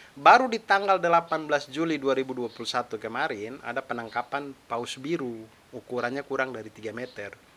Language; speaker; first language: Indonesian; non-native, local second language; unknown